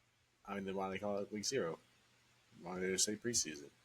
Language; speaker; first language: English; native; English